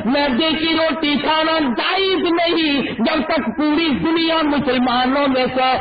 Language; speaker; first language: Urdu; native; Urdu